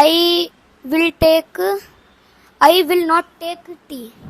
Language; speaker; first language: English; non-native, learner; Hindi